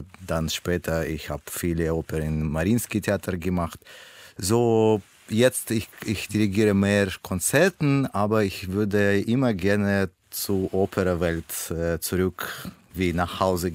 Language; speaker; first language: German; non-native, learner; Russian